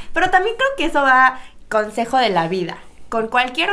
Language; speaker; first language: Spanish; early bilingual, other home language; Korean